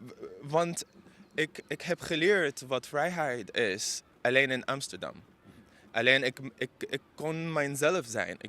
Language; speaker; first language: Dutch; non-native, learner; Arabic